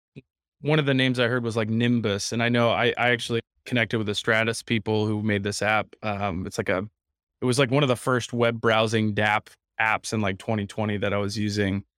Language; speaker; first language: English; native; English